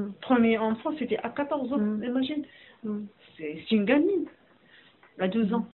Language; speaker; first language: French; non-native, learner; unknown